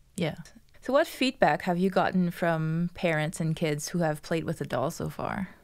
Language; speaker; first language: English; non-native, local second language; Morisyen